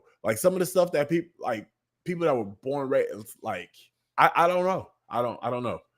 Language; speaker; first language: English; native; English